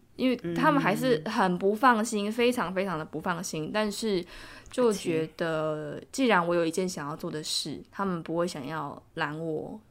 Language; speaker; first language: Chinese; native; Chinese